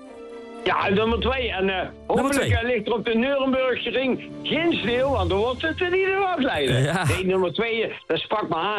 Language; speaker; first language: Dutch; native; Dutch